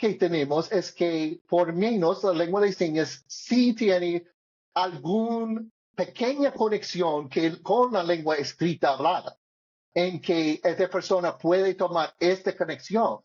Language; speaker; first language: Spanish; non-native, learner; English